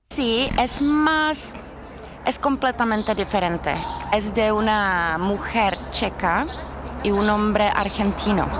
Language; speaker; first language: Spanish; non-native, learner; Czech